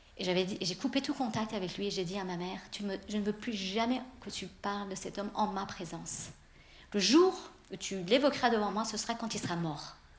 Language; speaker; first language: French; early bilingual, other home language; Persian